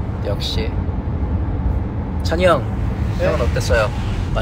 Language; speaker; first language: Korean; native; Korean